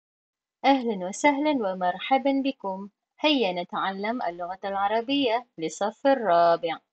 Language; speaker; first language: Arabic; non-native, fluent; Malay